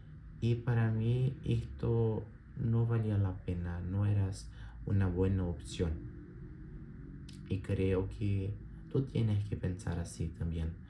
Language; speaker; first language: Spanish; non-native, learner; Portuguese